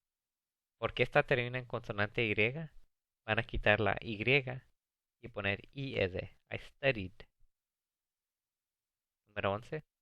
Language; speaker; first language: Spanish; early bilingual, heritage; English